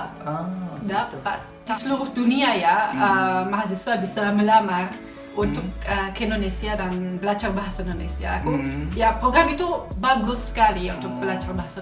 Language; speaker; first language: Indonesian; non-native, fluent; German